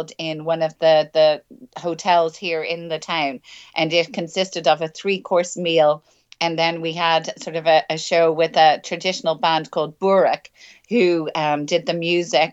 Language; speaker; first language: English; native; English